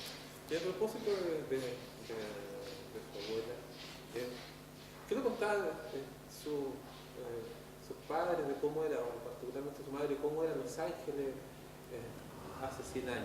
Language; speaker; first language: Spanish; native; Spanish